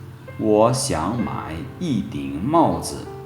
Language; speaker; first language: Chinese; non-native, fluent; Lao